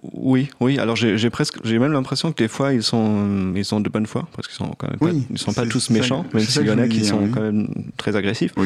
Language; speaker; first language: French; non-native, fluent; German